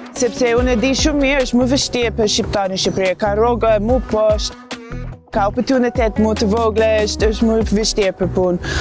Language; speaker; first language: Albanian; non-native, learner; English